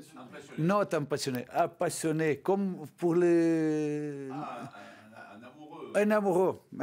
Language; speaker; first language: French; non-native, learner; Portuguese